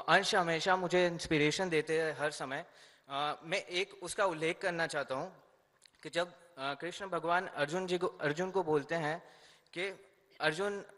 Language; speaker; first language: Hindi; native; Hindi